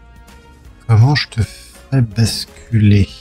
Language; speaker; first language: French; native; French